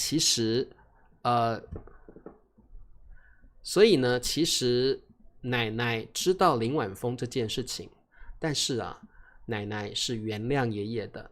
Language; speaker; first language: Chinese; native; Chinese